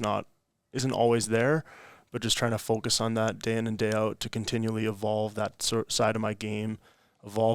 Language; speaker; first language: English; native; English